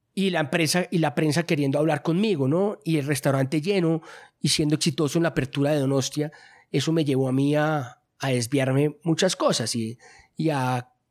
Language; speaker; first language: Spanish; native; Spanish